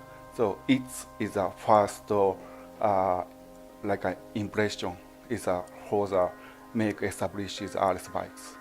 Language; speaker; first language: English; non-native, learner; Japanese